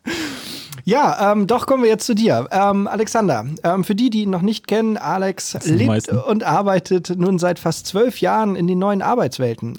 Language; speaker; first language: German; native; German